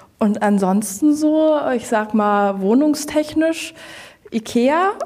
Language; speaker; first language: German; native; German